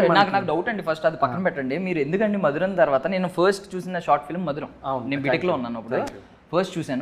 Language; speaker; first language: Telugu; native; Telugu